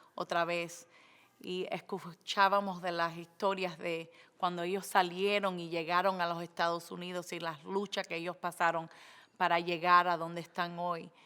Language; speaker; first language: Spanish; early bilingual, other home language; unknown